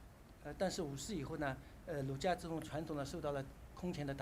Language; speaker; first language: Chinese; native; Chinese